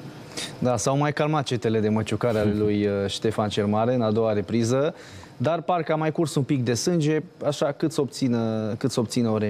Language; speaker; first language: Romanian; native; Romanian